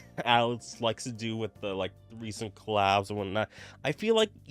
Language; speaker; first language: English; native; English